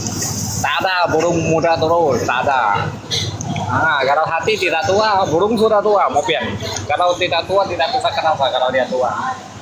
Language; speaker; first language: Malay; non-native, local second language; Hakka Chinese